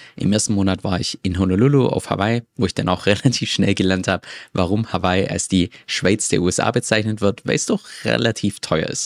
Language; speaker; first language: German; native; German